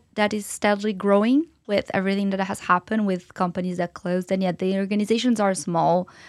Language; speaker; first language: English; non-native, fluent; Portuguese